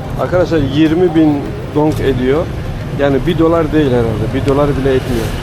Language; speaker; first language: Turkish; native; Turkish